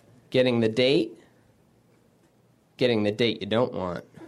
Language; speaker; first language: English; native; English